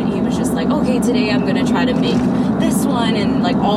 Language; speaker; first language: English; native; English